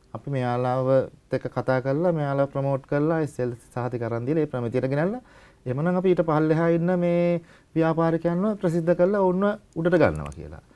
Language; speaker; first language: Sinhala; native; Sinhala